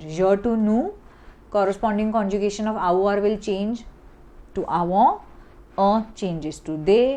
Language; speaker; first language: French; non-native, fluent; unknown